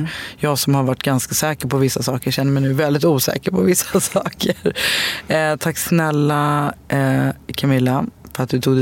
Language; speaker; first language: Swedish; native; Swedish